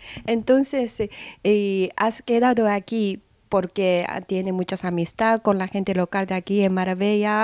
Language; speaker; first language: Spanish; non-native, fluent; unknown